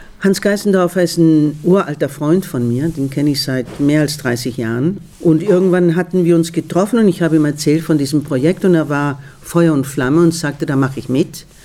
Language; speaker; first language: German; non-native, fluent; Spanish